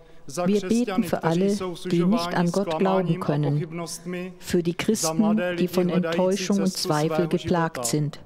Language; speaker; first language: German; native; German